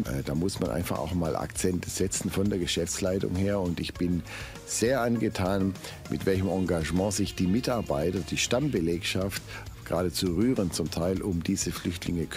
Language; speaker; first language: German; native; German